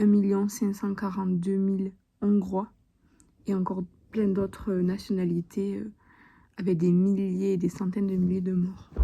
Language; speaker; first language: French; native; French